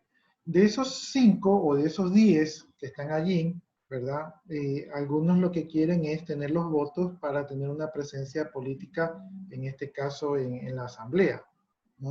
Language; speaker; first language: Spanish; native; Spanish